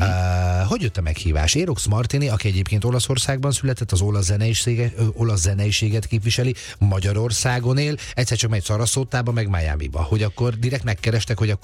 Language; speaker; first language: Hungarian; native; Hungarian